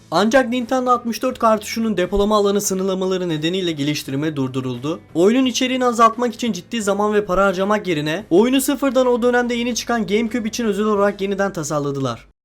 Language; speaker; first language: Turkish; native; Turkish